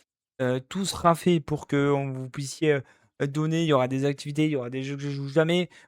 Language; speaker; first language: French; native; French